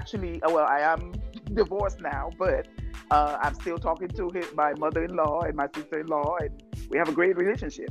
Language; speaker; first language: English; non-native, local second language; French